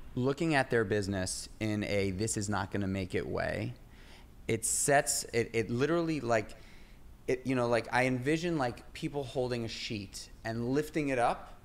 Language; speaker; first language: English; native; English